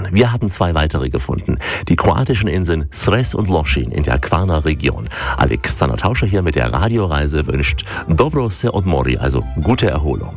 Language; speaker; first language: German; native; German